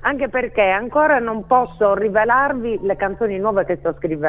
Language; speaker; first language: Italian; native; Italian